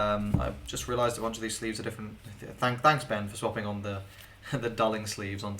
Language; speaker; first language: English; native; English